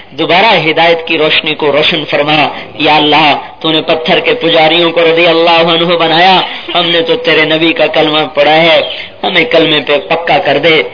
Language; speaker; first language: Urdu; non-native, local second language; Punjabi